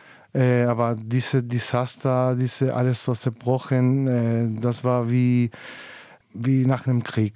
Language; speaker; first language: German; non-native, fluent; Spanish